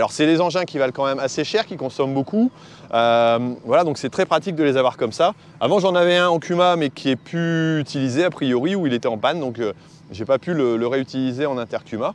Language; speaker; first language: French; native; French